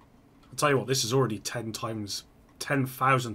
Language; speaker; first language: English; native; English